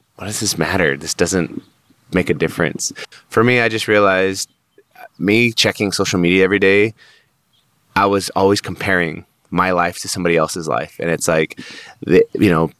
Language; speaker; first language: English; native; English